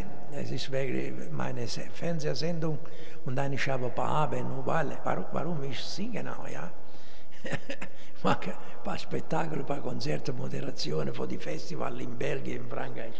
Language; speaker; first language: German; non-native, learner; Italian